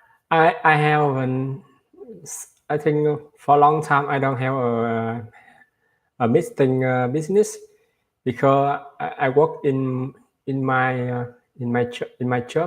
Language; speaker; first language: English; non-native, learner; Vietnamese